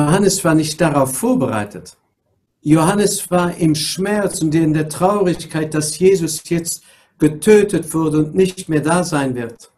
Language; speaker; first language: German; non-native, local second language; Luxembourgish